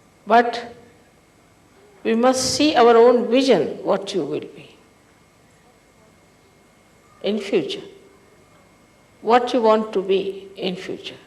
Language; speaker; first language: English; non-native, local second language; Hindi